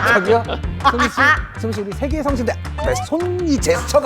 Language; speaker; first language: Korean; native; Korean